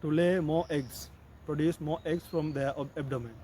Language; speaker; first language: English; non-native, local second language; Tamil